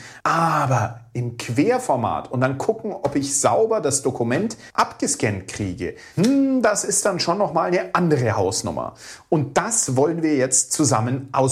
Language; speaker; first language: German; native; German